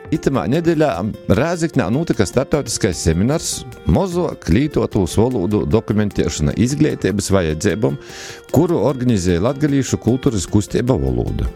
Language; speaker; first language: Latvian; native; Latvian